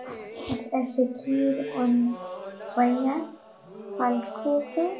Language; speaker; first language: German; early bilingual, other home language; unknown